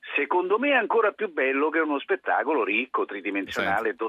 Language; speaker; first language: Italian; native; Italian